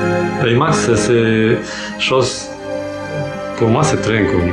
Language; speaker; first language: French; non-native, fluent; Russian